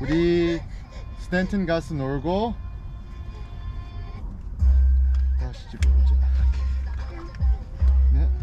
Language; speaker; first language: Korean; early bilingual, heritage; Korean